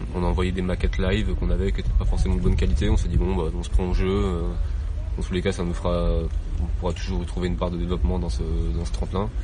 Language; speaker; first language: French; native; French